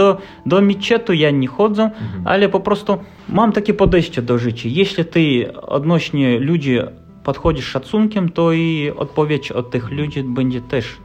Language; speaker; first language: Polish; non-native, learner; Russian